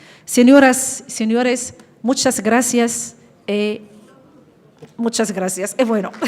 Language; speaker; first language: Spanish; non-native, fluent; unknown